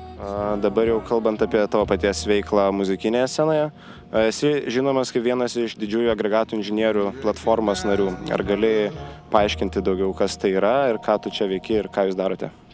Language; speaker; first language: Lithuanian; native; Lithuanian